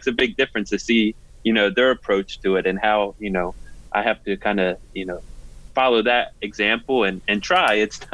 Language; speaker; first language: English; native; English